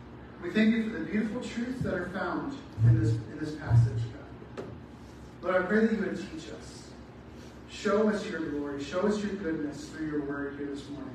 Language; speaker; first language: English; native; English